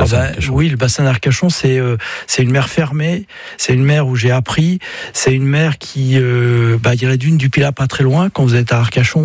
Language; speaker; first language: French; native; French